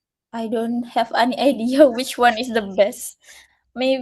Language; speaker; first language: English; non-native, fluent; Indonesian